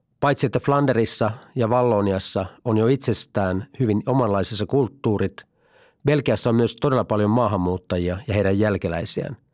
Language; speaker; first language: Finnish; native; Finnish